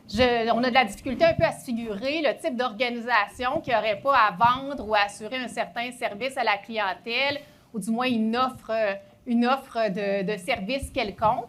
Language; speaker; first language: French; native; French